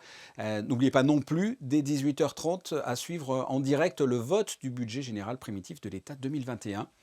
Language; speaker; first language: French; native; French